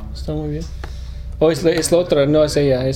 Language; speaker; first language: Spanish; early bilingual, other home language; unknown